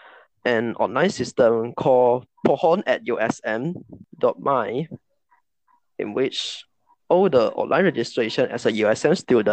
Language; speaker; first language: English; non-native, local second language; Chinese